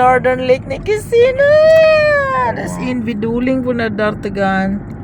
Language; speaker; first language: Dutch; non-native, learner; Filipino